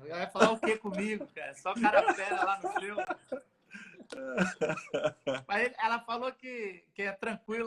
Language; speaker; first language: Portuguese; native; Portuguese